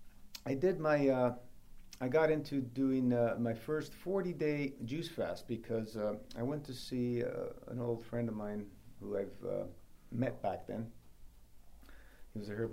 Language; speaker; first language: English; native; English